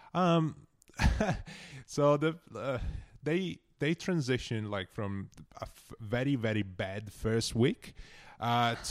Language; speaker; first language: English; non-native, fluent; Italian